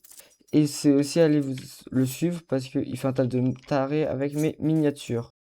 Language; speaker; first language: French; native; French